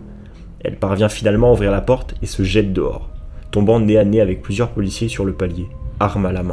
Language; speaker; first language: French; native; French